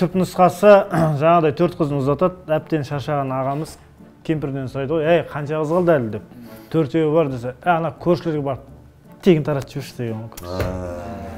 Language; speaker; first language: Kazakh; native; Kazakh